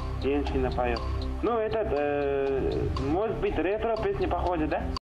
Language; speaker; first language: Russian; non-native, local second language; Kazakh